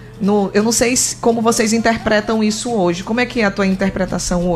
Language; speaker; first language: Portuguese; native; Portuguese